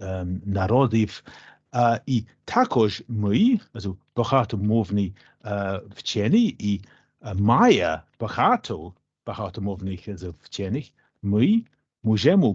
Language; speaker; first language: Ukrainian; non-native, learner; English